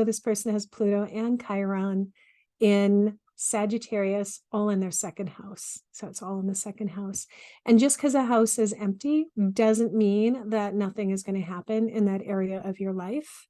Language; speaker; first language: English; native; English